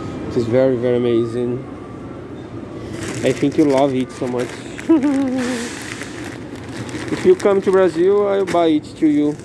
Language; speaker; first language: English; non-native, learner; Portuguese